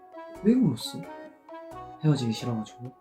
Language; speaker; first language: Korean; native; Korean